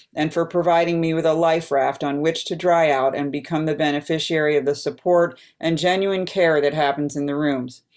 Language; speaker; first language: English; native; English